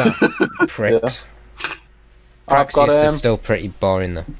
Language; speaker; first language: English; native; English